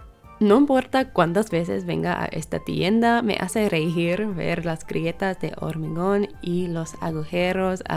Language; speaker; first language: Spanish; non-native, learner; English